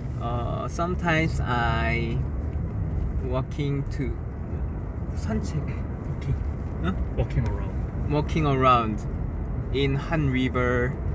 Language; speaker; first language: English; non-native, learner; Korean